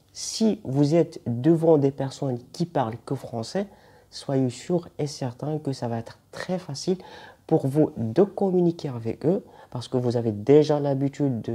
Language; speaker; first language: French; non-native, local second language; Arabic